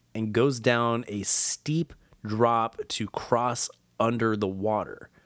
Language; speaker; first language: English; native; English